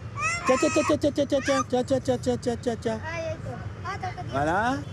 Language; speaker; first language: French; native; French